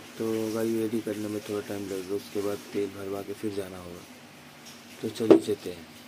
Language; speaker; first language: Hindi; non-native, local second language; Bangla